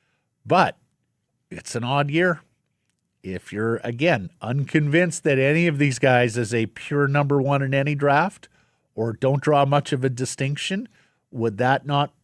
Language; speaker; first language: English; native; English